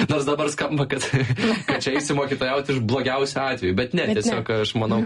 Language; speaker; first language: Lithuanian; native; Lithuanian